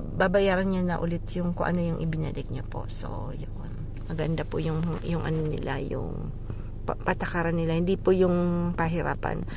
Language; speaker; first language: Filipino; native; Filipino